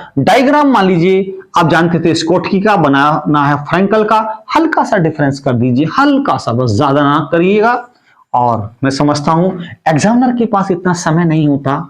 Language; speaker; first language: Hindi; native; Hindi